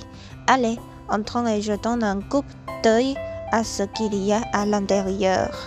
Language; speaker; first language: French; non-native, learner; Chinese